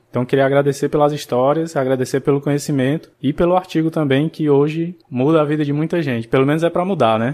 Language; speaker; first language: Portuguese; native; Portuguese